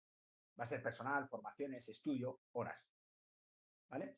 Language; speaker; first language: Spanish; native; Spanish